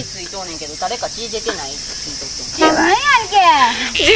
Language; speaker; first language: Japanese; native; Japanese